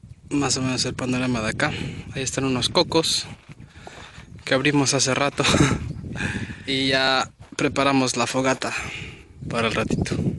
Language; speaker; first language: Spanish; native; Spanish